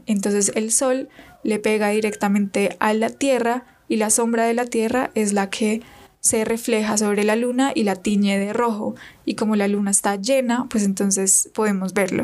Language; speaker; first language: Spanish; native; Spanish